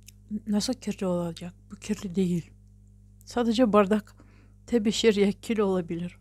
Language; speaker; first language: Turkish; non-native, learner; Russian